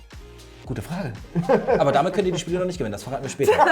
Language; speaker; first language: German; native; German